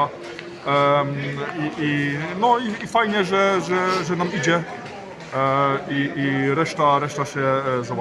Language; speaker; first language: Polish; early bilingual, heritage; Polish